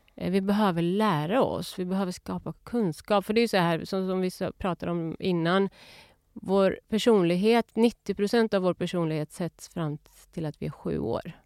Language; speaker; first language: Swedish; early bilingual, other home language; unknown